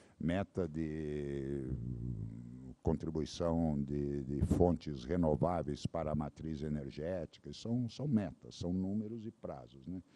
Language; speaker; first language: Portuguese; native; Portuguese